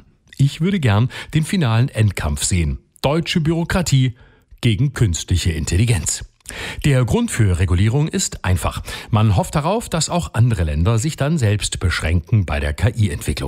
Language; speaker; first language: German; native; German